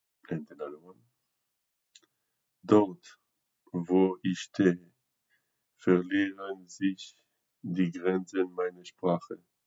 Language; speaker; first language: German; non-native, fluent; Hebrew